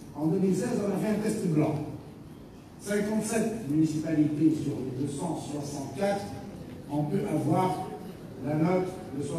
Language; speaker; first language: French; non-native, local second language; Arabic